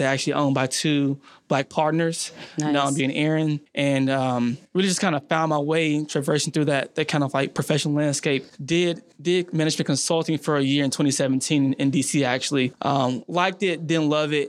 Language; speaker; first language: English; native; English